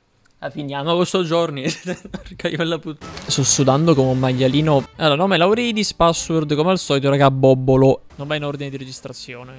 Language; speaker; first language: Italian; native; Italian